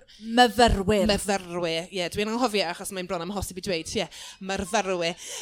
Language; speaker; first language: Welsh; non-native, local second language; English